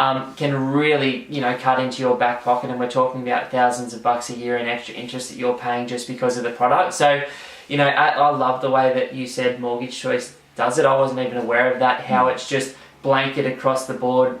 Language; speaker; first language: English; native; English